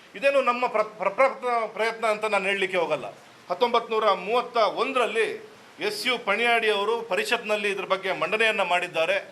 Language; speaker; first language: Kannada; non-native, local second language; Tulu